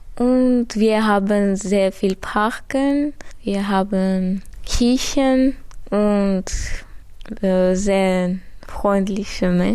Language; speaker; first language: German; non-native, learner; Armenian